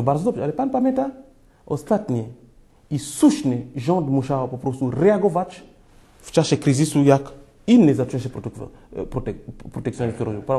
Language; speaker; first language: Polish; non-native, fluent; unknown